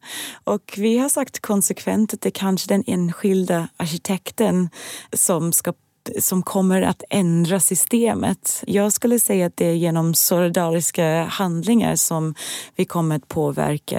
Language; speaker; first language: Swedish; non-native, fluent; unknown